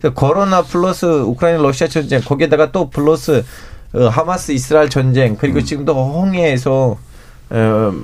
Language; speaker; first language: Korean; non-native, fluent; Turkish